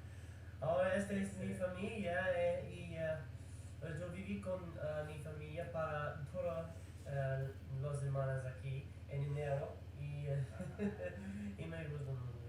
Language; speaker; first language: Spanish; non-native, learner; English